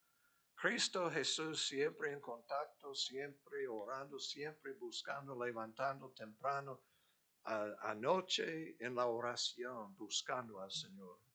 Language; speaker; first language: Spanish; non-native, fluent; English